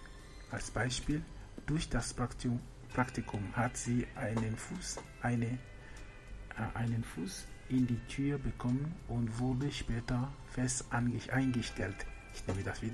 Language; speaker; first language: German; non-native, fluent; French